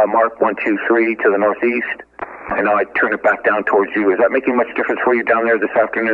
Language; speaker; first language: English; native; English